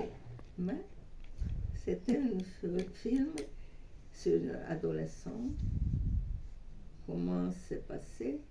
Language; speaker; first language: French; non-native, fluent; Hungarian